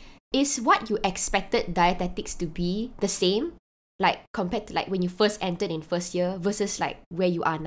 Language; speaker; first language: English; non-native, local second language; Chinese